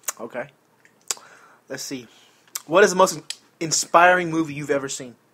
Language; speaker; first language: English; native; English